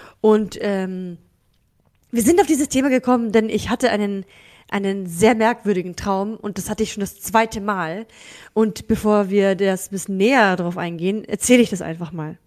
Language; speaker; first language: German; early bilingual, other home language; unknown